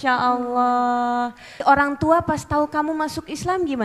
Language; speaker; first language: Indonesian; native; Indonesian